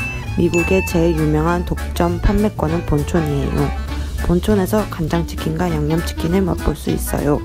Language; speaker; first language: Korean; non-native, learner; English